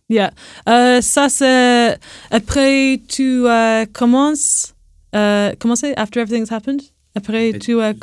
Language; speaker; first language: French; non-native, learner; English